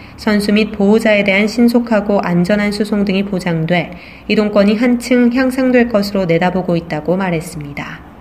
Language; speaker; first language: Korean; native; Korean